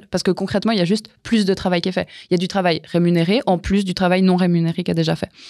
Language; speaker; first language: French; native; French